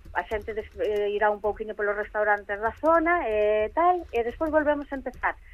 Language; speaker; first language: Galician; native; Galician